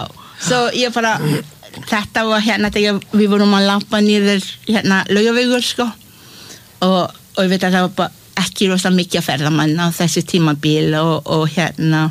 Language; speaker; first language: Icelandic; non-native, learner; Malay